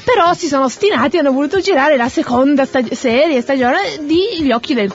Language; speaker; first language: Italian; native; Italian